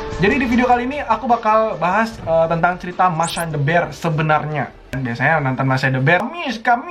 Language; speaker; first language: Indonesian; native; Indonesian